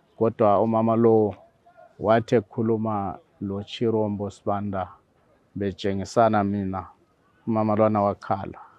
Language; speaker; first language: Zulu; native; Zulu